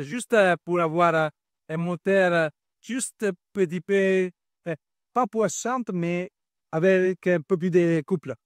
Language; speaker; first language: French; non-native, learner; Italian